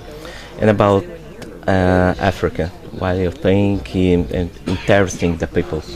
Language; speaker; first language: English; non-native, learner; Portuguese